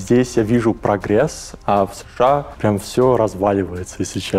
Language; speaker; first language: Russian; early bilingual, heritage; English